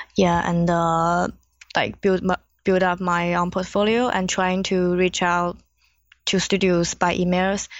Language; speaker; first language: English; non-native, learner; Chinese